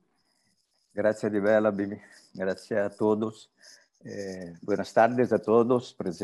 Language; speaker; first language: Spanish; non-native, learner; Portuguese